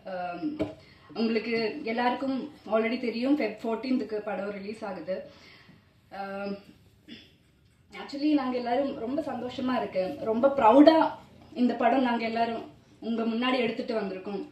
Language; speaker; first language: Tamil; non-native, fluent; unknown